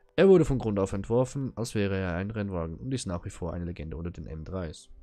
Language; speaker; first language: German; native; German